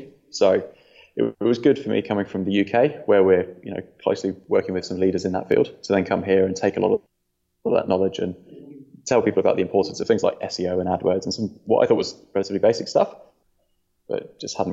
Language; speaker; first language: English; native; English